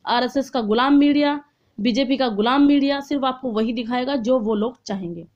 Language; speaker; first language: Hindi; native; Hindi